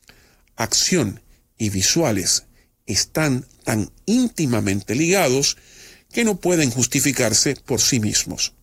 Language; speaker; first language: Spanish; native; Spanish